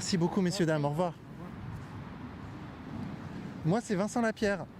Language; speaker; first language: French; native; French